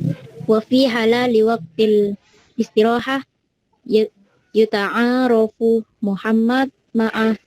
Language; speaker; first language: Arabic; non-native, learner; Indonesian